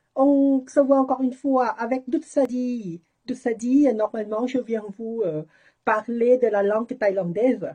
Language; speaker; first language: French; non-native, learner; Thai